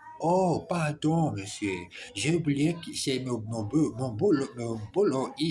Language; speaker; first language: French; non-native, learner; Portuguese